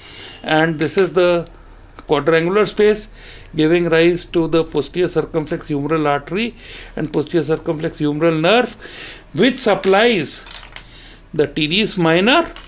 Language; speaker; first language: English; non-native, local second language; Hindi